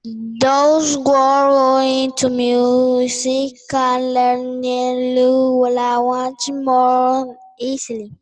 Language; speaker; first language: English; non-native, learner; Spanish